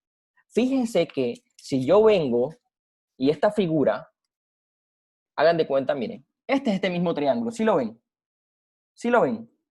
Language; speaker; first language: Spanish; native; Spanish